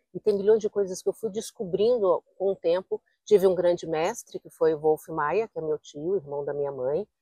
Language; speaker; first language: Portuguese; native; Portuguese